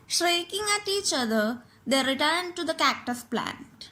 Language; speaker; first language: English; non-native, local second language; Malayalam